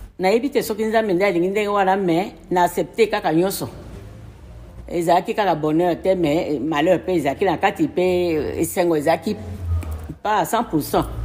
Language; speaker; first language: Lingala; non-native, local second language; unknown